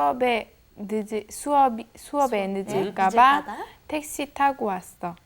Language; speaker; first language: Korean; non-native, learner; English